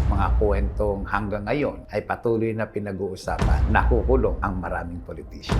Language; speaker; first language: Filipino; native; Filipino